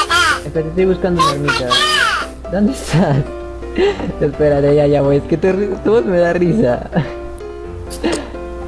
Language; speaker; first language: Spanish; native; Spanish